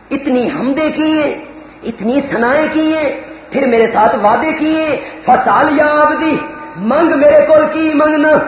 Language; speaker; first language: Urdu; non-native, local second language; Punjabi